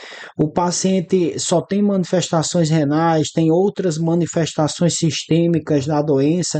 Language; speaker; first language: Portuguese; native; Portuguese